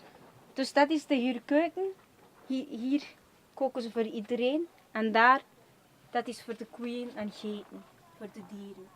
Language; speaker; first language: Dutch; non-native, fluent; Nepali